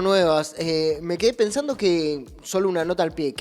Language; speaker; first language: Spanish; native; Spanish